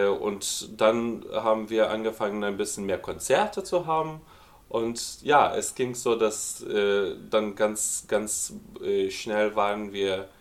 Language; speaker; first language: German; non-native, fluent; Lithuanian